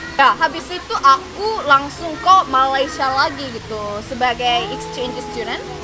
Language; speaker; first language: Indonesian; non-native, fluent; Korean